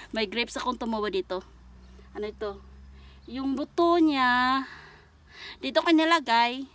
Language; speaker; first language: Filipino; non-native, local second language; Cebuano